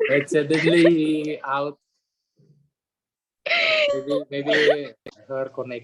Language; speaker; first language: English; non-native, learner; Indonesian